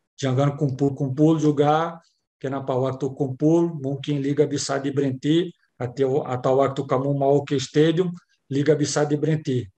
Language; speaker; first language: Indonesian; non-native, learner; Portuguese